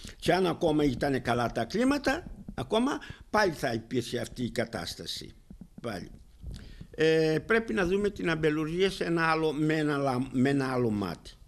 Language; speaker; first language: Greek; native; Greek